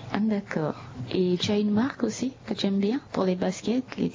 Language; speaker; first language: French; non-native, local second language; Sango